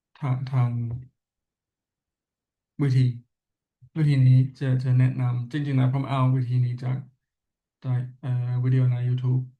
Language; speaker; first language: Thai; non-native, learner; English